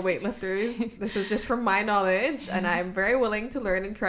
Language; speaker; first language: English; native; English